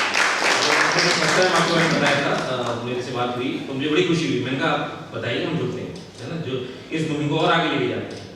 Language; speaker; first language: Hindi; native; Hindi